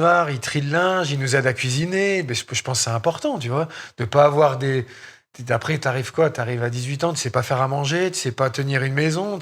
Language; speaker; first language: French; native; French